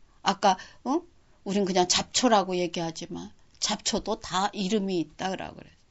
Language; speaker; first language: Korean; native; Korean